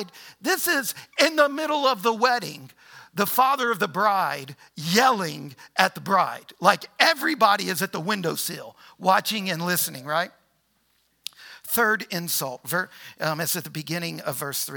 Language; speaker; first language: English; native; English